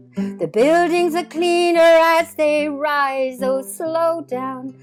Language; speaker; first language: English; native; English